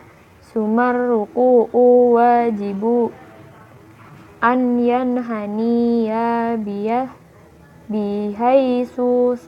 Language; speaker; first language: Arabic; non-native, learner; Indonesian